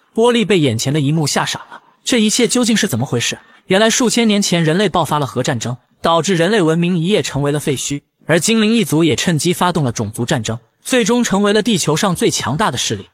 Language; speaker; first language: Chinese; native; Chinese